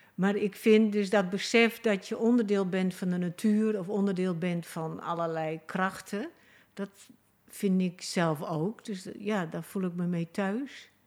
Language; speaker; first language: Dutch; native; Dutch